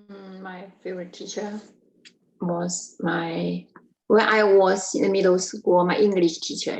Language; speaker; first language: English; non-native, learner; Chinese